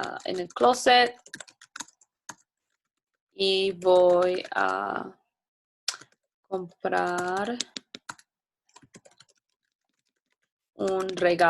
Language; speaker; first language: Spanish; non-native, fluent; English